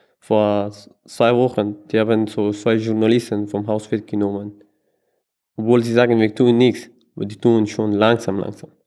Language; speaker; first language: German; non-native, learner; Persian